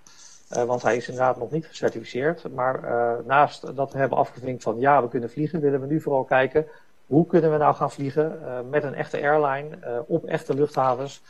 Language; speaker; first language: Dutch; native; Dutch